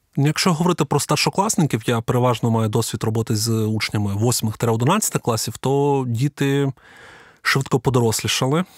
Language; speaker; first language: Ukrainian; non-native, local second language; Russian